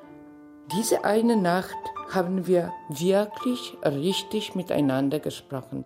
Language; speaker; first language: German; non-native, fluent; Polish